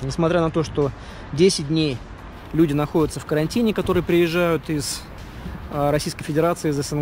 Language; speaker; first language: Russian; native; Russian